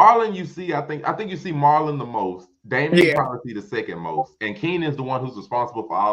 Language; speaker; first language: English; native; English